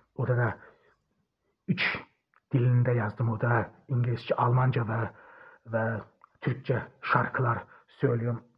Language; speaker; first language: Turkish; early bilingual, heritage; German